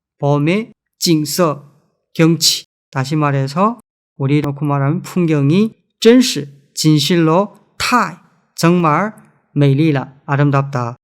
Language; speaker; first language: Korean; non-native, fluent; Chinese